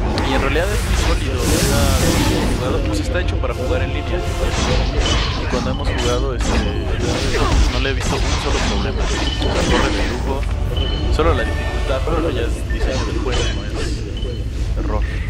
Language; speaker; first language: Spanish; native; Spanish